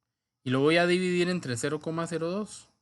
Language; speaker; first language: Spanish; native; Spanish